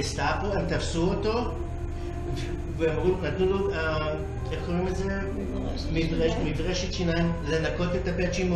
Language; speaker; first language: Hebrew; early bilingual, heritage; English